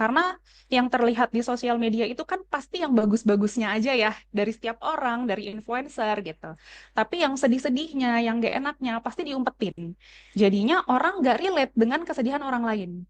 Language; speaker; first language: Indonesian; native; Indonesian